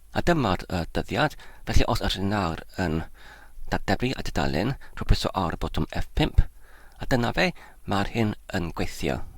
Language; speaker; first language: Welsh; non-native, fluent; German